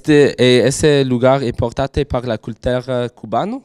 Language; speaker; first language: Spanish; non-native, learner; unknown